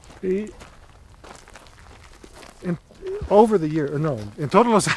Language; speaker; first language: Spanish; non-native, learner; English